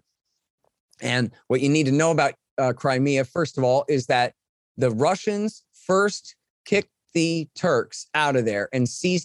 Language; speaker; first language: English; native; English